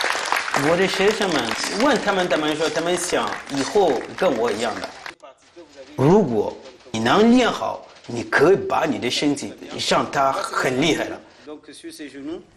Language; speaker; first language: Chinese; non-native, fluent; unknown